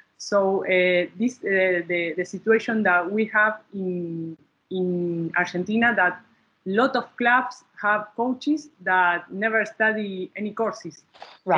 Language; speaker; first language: English; non-native, learner; Spanish